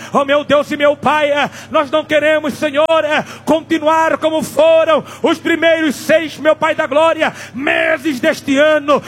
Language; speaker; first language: Portuguese; non-native, local second language; Tsonga